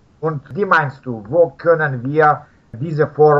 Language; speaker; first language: German; non-native, fluent; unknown